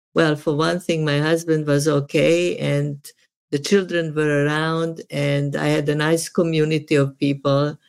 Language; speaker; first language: English; non-native, fluent; Serbian